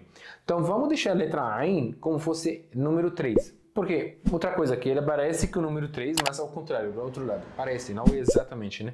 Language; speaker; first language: Portuguese; non-native, fluent; Arabic